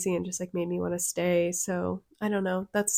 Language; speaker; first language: English; native; English